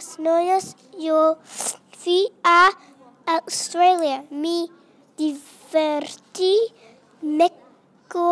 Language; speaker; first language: Spanish; non-native, learner; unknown